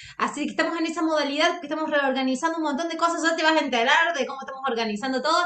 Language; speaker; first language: Spanish; native; Spanish